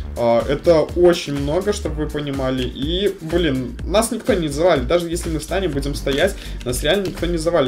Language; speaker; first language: Russian; native; Russian